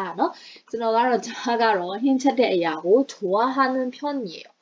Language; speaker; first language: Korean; non-native, fluent; Burmese